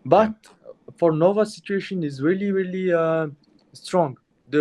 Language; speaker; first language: English; non-native, learner; Mongolian